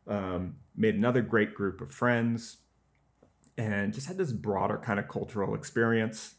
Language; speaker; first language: English; native; English